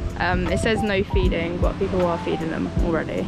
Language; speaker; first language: English; native; English